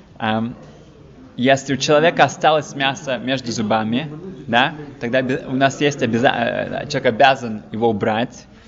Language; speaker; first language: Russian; early bilingual, heritage; Russian